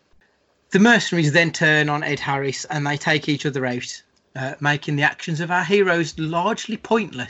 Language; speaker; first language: English; native; English